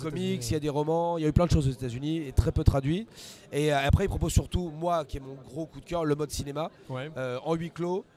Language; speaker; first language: French; native; French